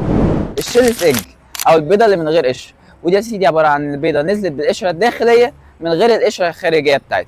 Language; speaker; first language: Arabic; native; Arabic